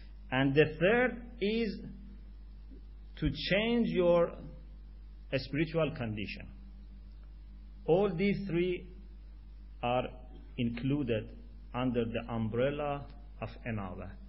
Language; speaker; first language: English; non-native, fluent; Persian